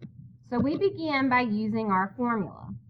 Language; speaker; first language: English; native; English